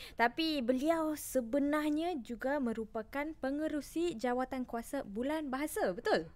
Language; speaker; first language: Malay; native; Malay